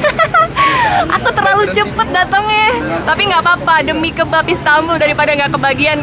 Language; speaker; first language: Indonesian; native; Indonesian